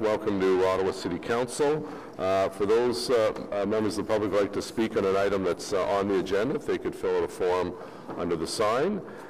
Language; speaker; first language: English; native; English